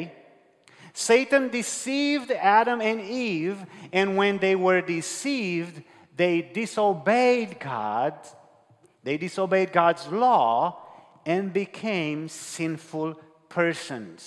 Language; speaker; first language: English; non-native, fluent; Romanian